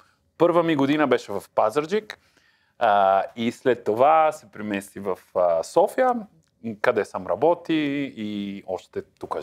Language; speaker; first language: Bulgarian; non-native, learner; Italian